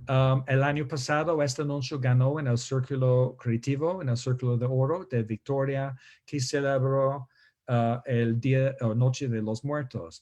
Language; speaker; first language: Spanish; non-native, fluent; English